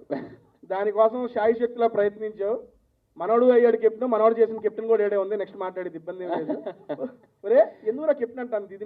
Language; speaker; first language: Telugu; native; Telugu